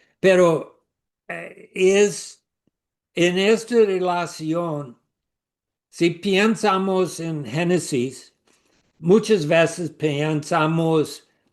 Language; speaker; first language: Spanish; non-native, learner; English